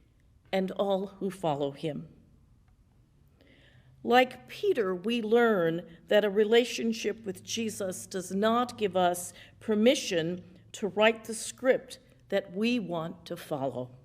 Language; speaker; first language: English; native; English